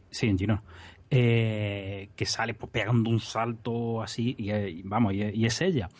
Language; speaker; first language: Spanish; native; Spanish